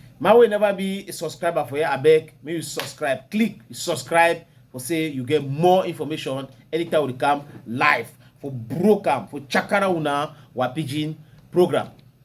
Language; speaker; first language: Nigerian Pidgin; native; Nigerian Pidgin